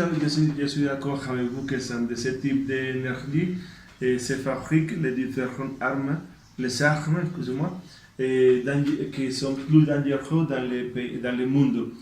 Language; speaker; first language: French; non-native, learner; Spanish